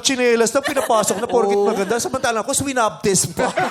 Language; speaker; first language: Filipino; native; Filipino